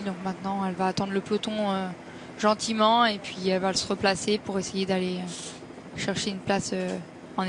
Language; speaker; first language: French; native; French